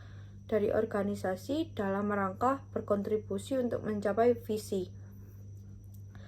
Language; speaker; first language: Indonesian; native; Indonesian